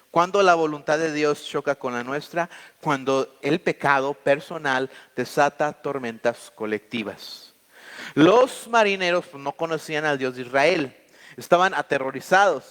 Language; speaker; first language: Spanish; native; Spanish